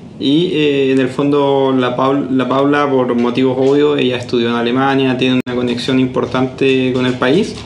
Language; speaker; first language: Spanish; native; Spanish